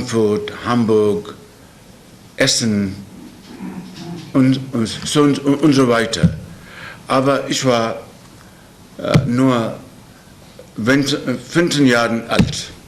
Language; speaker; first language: German; non-native, learner; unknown